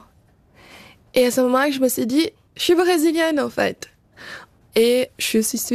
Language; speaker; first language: French; early bilingual, other home language; Portuguese